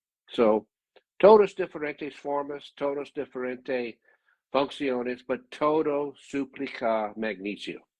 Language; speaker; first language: Spanish; non-native, learner; English